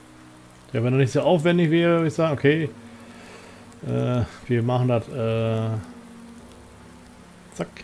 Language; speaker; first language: German; native; German